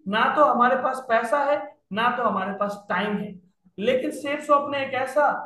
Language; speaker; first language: Hindi; non-native, local second language; Nepali